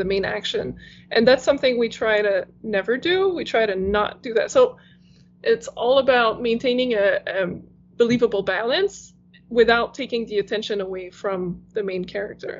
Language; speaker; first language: English; non-native, fluent; French